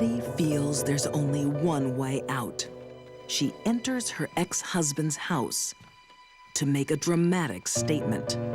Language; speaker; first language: English; native; English